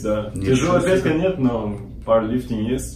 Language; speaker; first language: Russian; non-native, learner; Portuguese